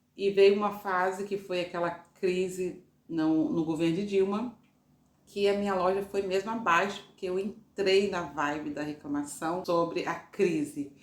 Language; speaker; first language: Portuguese; native; Portuguese